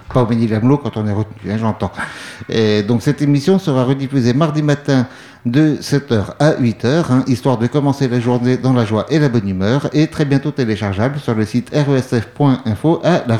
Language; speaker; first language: French; native; French